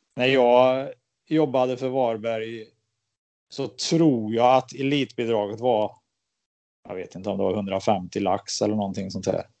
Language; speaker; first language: Swedish; native; Swedish